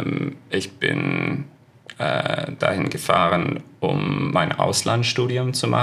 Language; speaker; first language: German; non-native, fluent; English